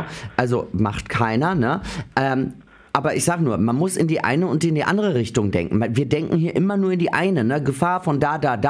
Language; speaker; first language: German; native; German